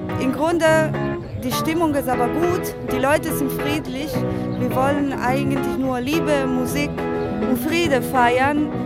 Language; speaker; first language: German; non-native, fluent; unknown